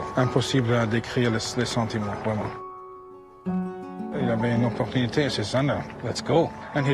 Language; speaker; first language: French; non-native, fluent; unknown